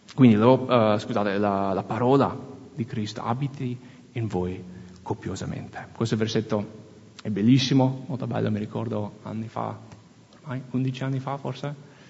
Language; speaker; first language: Italian; non-native, fluent; English